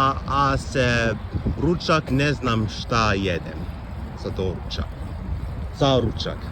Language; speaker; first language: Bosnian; non-native, learner; English